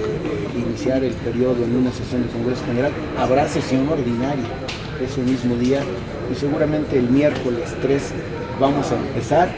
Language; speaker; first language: Spanish; native; Spanish